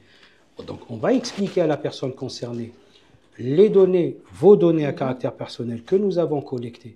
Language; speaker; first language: French; non-native, local second language; Arabic